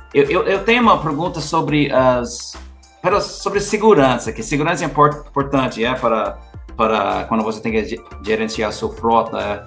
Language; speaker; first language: Portuguese; non-native, learner; English